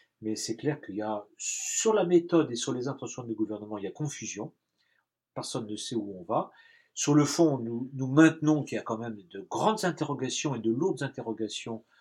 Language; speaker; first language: French; native; French